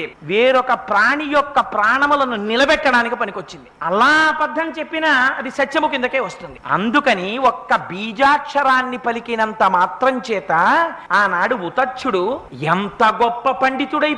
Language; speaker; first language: Telugu; native; Telugu